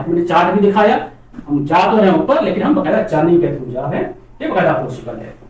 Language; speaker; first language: Hindi; native; Hindi